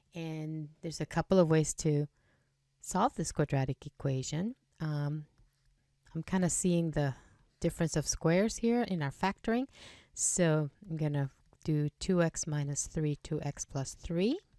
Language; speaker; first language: English; native; English